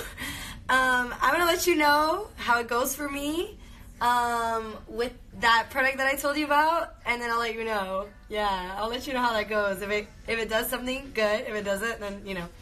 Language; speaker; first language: English; early bilingual, heritage; Spanish